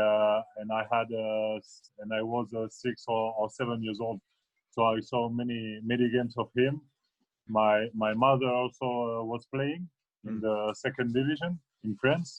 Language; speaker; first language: English; non-native, fluent; French